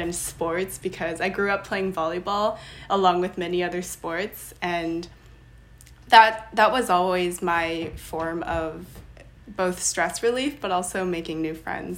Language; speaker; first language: English; native; English